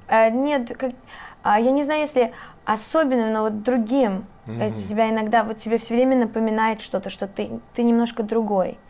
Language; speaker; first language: Russian; early bilingual, other home language; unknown